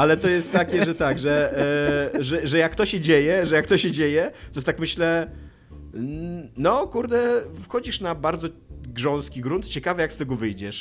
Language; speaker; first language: Polish; native; Polish